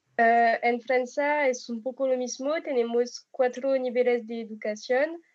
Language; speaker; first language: Spanish; non-native, learner; French